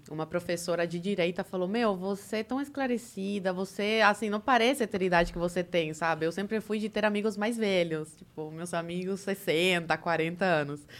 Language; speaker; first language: Portuguese; early bilingual, other home language; Spanish